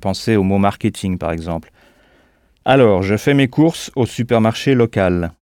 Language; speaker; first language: French; native; French